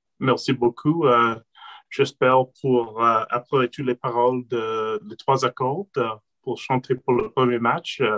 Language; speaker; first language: French; non-native, local second language; English